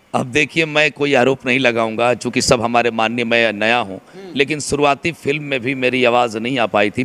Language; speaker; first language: Hindi; native; Hindi